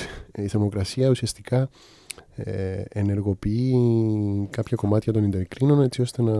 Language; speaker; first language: Greek; native; Greek